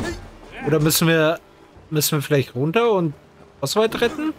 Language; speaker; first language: German; native; German